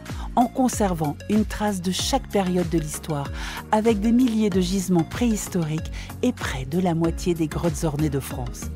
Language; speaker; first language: French; native; French